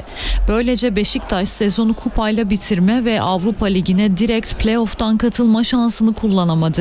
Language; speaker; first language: Turkish; native; Turkish